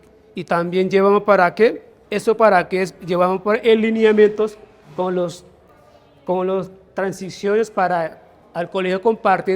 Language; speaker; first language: Spanish; non-native, local second language; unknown